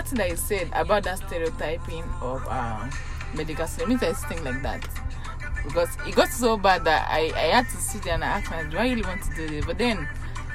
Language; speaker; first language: English; non-native, local second language; Yoruba